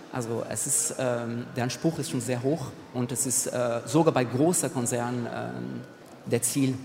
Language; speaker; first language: German; non-native, fluent; Portuguese